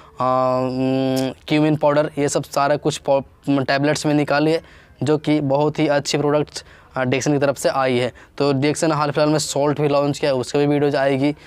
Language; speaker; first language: Hindi; native; Hindi